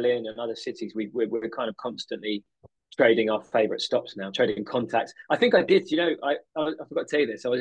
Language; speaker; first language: English; native; English